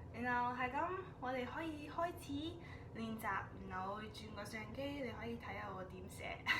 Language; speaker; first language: Cantonese; early bilingual, heritage; Cantonese